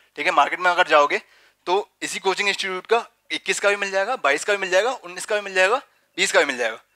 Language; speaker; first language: Hindi; native; Hindi